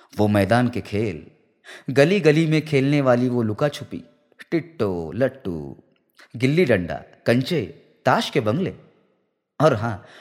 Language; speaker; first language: Hindi; non-native, local second language; Marathi